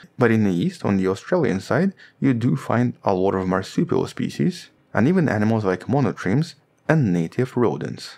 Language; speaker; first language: English; non-native, fluent; Russian